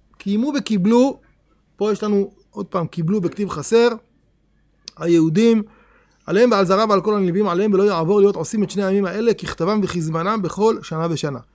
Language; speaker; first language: Hebrew; native; Hebrew